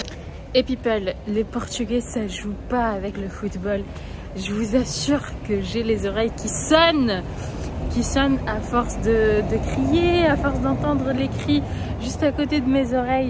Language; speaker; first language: French; non-native, local second language; Arabic